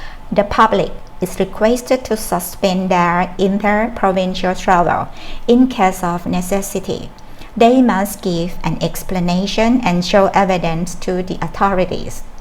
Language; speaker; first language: English; non-native, fluent; Thai